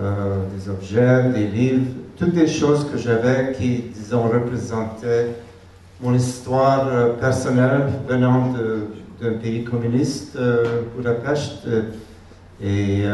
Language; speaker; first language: French; non-native, fluent; Hungarian